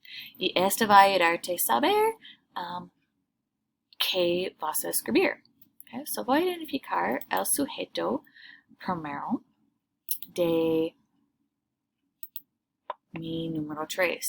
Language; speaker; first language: Spanish; non-native, learner; English